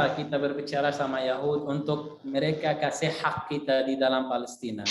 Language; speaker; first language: Indonesian; non-native, fluent; Arabic